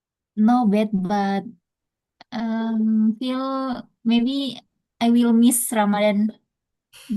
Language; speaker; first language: English; non-native, local second language; Indonesian